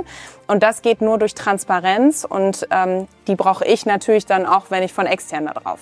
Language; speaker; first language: German; native; German